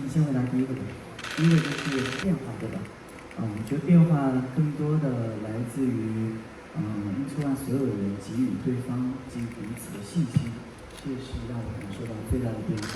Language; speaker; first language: Chinese; native; Chinese